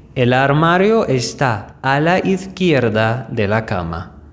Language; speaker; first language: Spanish; non-native, fluent; Persian